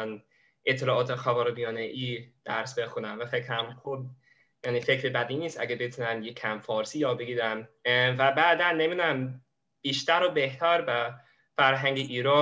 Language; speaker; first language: Persian; non-native, fluent; English